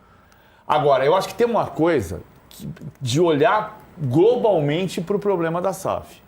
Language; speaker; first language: Portuguese; native; Portuguese